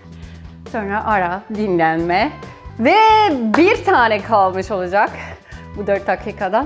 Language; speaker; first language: Turkish; non-native, fluent; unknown